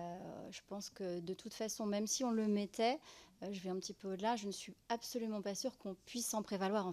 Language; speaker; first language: French; native; French